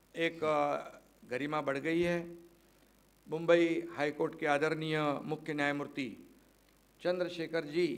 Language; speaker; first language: Hindi; non-native, local second language; Marathi